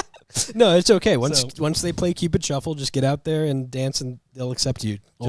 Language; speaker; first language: English; native; English